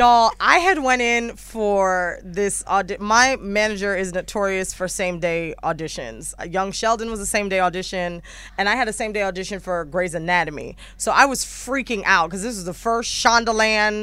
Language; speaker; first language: English; native; English